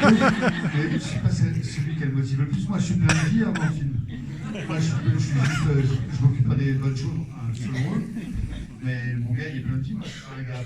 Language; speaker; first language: French; native; French